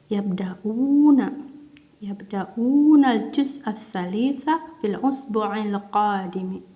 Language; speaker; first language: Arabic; non-native, learner; Indonesian